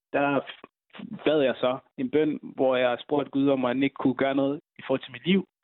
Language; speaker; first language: Danish; early bilingual, other home language; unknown